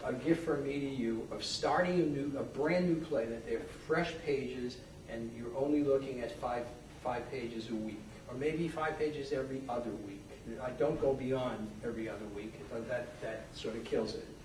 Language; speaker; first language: English; native; English